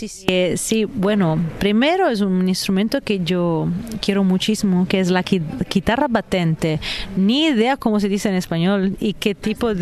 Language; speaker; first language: Spanish; non-native, fluent; Italian